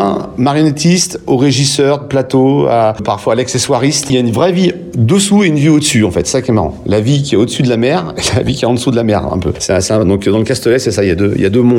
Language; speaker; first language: French; native; French